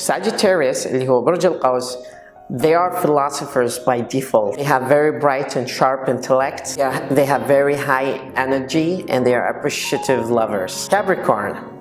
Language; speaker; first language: English; non-native, fluent; Arabic